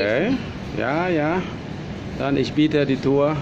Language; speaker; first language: German; non-native, learner; Thai